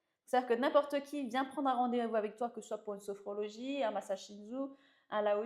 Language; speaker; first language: French; native; French